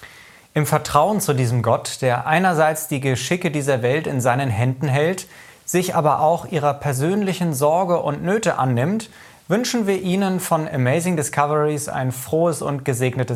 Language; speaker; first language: German; native; German